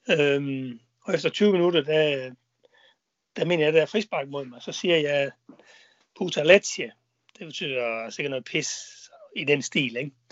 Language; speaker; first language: Danish; native; Danish